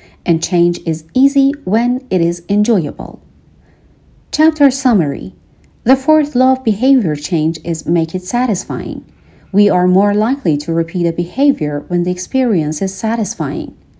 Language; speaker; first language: English; non-native, fluent; Persian